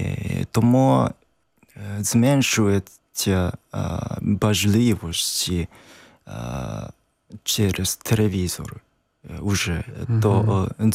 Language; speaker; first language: Ukrainian; non-native, learner; Japanese